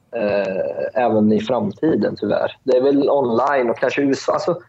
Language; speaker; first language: Swedish; early bilingual, other home language; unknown